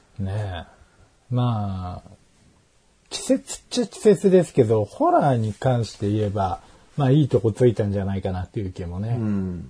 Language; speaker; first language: Japanese; native; Japanese